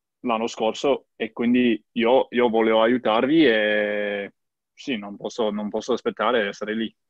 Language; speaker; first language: Italian; non-native, learner; English